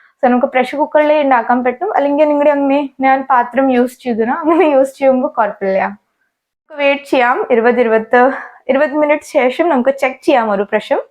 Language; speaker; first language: Malayalam; non-native, learner; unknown